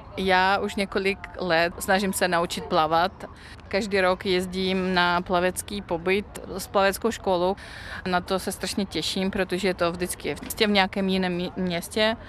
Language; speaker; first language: Czech; non-native, fluent; Russian